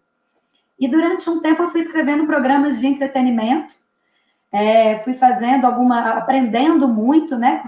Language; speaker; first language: Portuguese; native; Portuguese